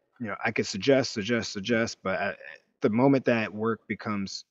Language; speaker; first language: English; native; English